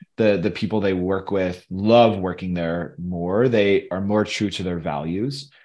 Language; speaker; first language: English; native; English